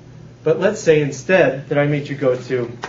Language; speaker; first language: English; native; English